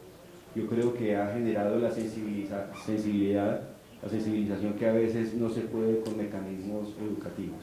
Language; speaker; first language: Spanish; native; Spanish